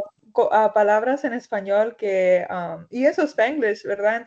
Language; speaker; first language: Spanish; early bilingual, heritage; Spanish